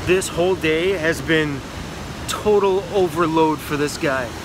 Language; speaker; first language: English; native; English